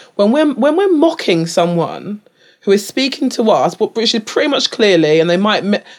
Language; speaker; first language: English; native; English